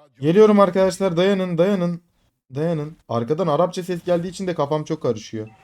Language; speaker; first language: Turkish; native; Turkish